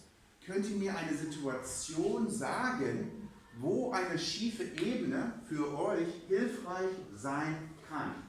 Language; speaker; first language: German; non-native, fluent; English